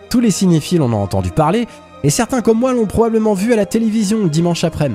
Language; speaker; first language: French; native; French